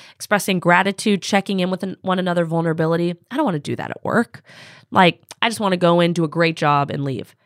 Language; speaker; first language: English; native; English